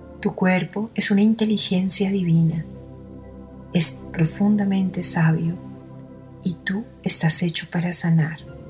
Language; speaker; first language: Spanish; native; Spanish